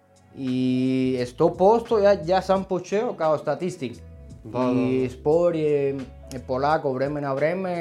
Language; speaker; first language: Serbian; non-native, learner; Spanish